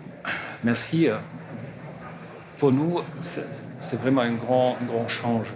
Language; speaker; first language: French; non-native, learner; German